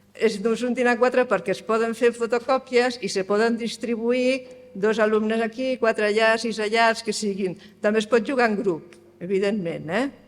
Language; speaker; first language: Catalan; native; Catalan